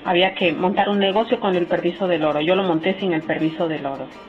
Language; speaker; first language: Italian; non-native, learner; Spanish